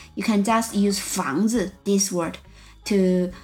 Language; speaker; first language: English; non-native, fluent; Chinese